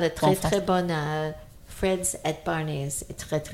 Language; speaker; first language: French; non-native, fluent; English